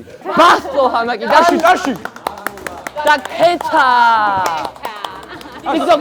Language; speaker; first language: Georgian; native; Georgian